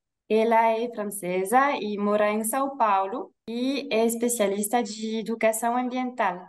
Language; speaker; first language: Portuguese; non-native, fluent; French